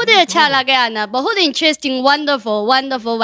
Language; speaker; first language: Hindi; non-native, learner; Chinese